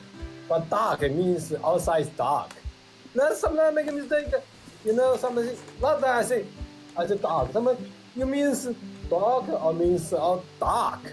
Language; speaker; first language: English; non-native, learner; Vietnamese